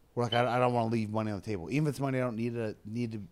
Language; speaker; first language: English; native; English